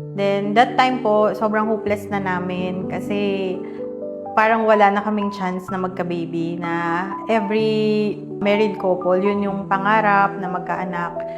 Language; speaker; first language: Filipino; native; Filipino